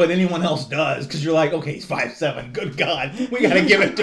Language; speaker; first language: English; native; English